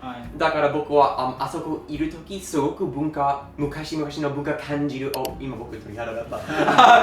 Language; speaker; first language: Japanese; non-native, learner; English